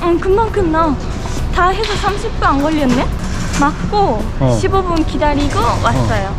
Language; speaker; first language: Korean; non-native, fluent; Japanese